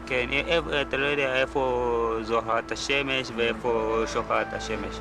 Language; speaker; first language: Hebrew; non-native, learner; Amharic